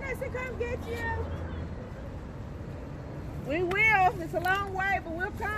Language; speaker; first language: English; native; English